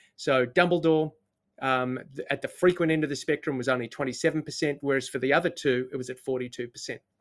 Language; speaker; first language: English; native; English